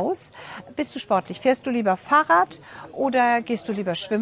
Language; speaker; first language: German; native; German